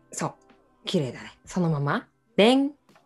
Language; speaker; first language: Japanese; non-native, fluent; Korean